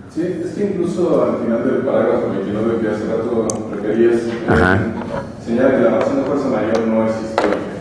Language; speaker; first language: Spanish; native; Spanish